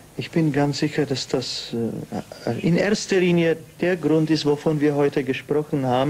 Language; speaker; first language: German; non-native, fluent; Czech